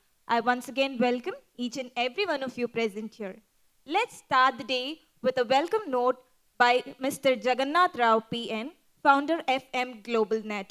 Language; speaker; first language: English; non-native, local second language; Tamil